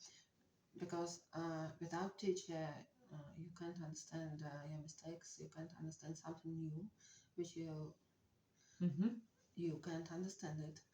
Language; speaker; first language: English; non-native, learner; Russian